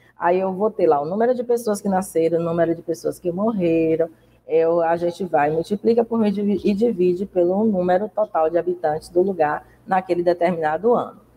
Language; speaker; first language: Portuguese; native; Portuguese